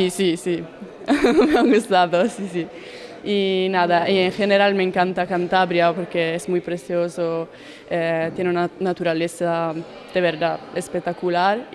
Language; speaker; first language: Spanish; non-native, learner; Italian